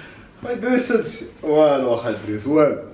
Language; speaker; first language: Arabic; native; Arabic